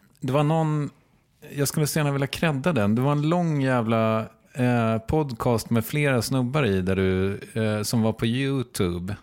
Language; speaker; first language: Swedish; native; Swedish